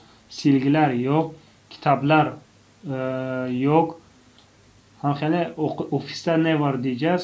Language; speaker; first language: Turkish; non-native, fluent; Tajik